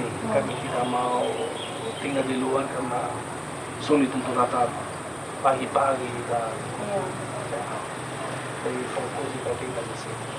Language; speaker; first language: Indonesian; non-native, fluent; Spanish